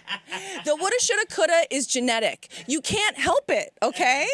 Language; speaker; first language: English; native; English